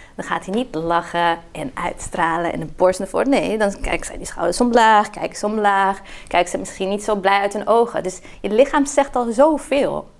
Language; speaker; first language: Dutch; non-native, fluent; Portuguese